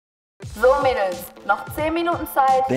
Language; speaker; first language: German; native; German